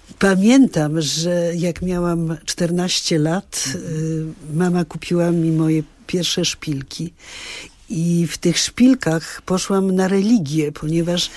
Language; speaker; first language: Polish; native; Polish